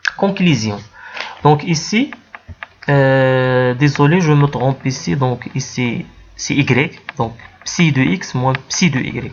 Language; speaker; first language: French; non-native, local second language; Arabic